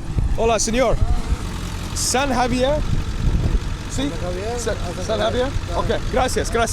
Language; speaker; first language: Spanish; non-native, learner; English